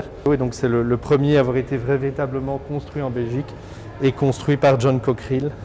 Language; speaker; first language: French; native; French